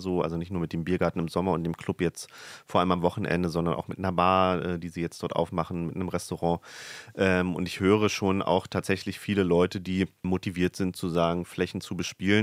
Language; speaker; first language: German; native; German